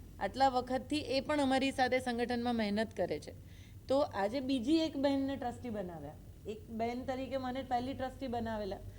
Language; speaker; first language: Gujarati; native; Gujarati